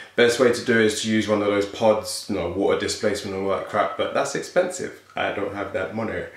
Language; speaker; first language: English; native; English